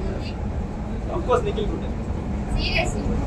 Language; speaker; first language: Telugu; non-native, local second language; Kannada